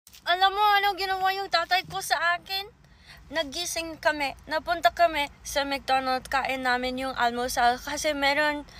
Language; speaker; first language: Filipino; early bilingual, heritage; English